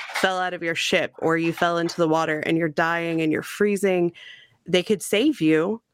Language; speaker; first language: English; native; English